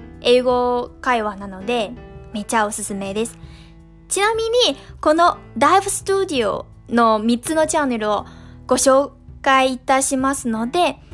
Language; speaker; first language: Japanese; non-native, fluent; Chinese